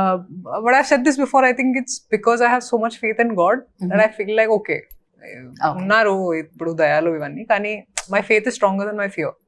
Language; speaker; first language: Telugu; non-native, local second language; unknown